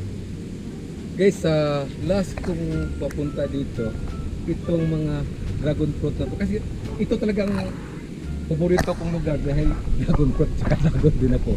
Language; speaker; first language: Filipino; non-native, local second language; Cebuano